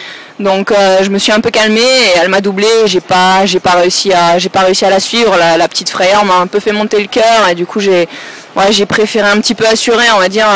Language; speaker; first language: French; native; French